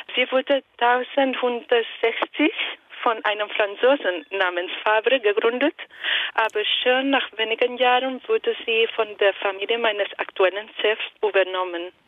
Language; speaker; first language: German; non-native, fluent; Italian